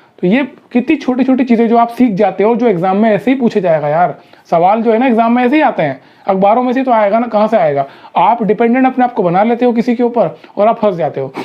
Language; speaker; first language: Hindi; native; Hindi